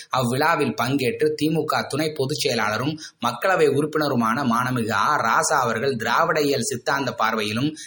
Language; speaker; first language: Tamil; native; Tamil